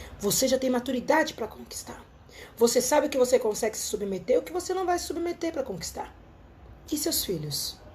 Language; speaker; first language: Portuguese; native; Portuguese